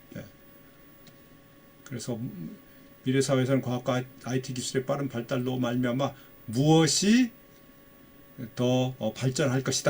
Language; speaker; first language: Korean; native; Korean